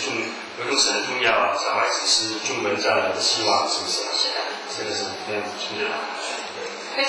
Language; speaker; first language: Chinese; early bilingual, heritage; Chinese